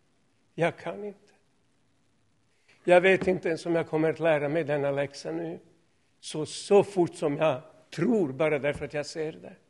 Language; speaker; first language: Swedish; non-native, fluent; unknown